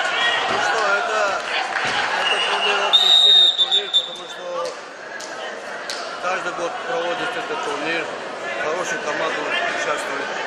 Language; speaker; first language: Russian; non-native, local second language; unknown